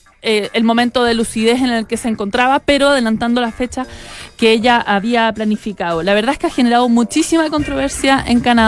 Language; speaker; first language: Spanish; native; Spanish